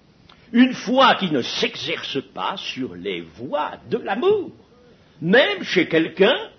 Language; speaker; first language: French; native; French